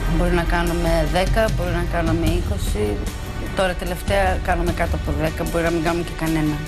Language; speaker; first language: Greek; early bilingual, heritage; Greek